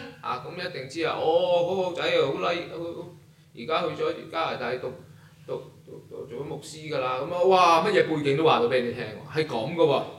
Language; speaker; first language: Chinese; non-native, local second language; Cantonese